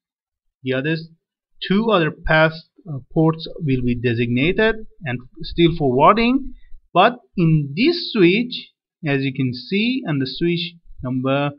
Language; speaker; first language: English; non-native, fluent; Persian